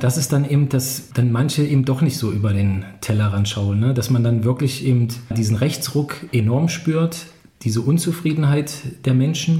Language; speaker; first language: German; native; German